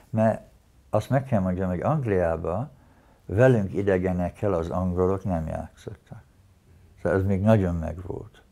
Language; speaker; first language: Hungarian; early bilingual, heritage; Hungarian